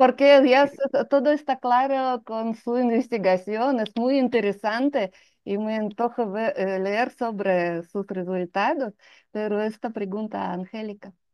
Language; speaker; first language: Spanish; non-native, fluent; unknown